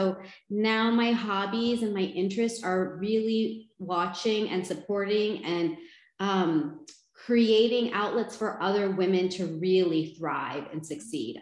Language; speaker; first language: English; native; English